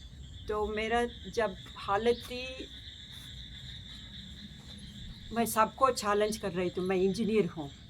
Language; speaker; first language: Hindi; non-native, local second language; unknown